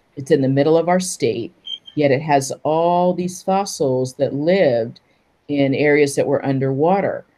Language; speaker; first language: English; native; English